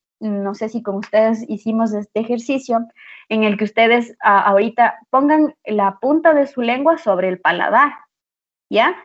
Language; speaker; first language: Spanish; native; Spanish